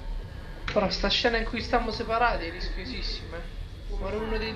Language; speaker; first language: Italian; native; Italian